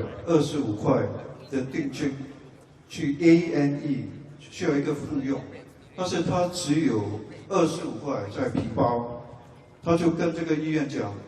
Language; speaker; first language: Chinese; non-native, local second language; English